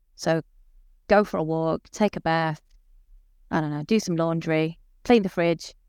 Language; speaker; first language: English; native; English